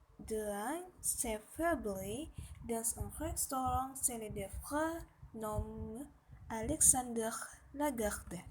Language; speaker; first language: French; non-native, learner; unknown